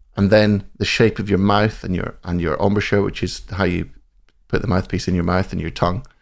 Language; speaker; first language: English; native; English